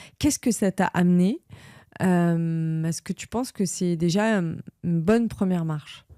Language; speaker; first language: French; native; French